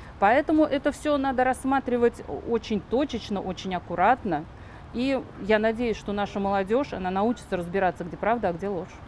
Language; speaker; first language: Russian; native; Russian